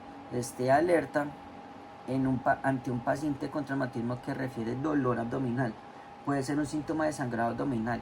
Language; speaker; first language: Spanish; native; Spanish